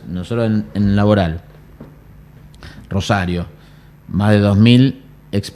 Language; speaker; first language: Spanish; native; Spanish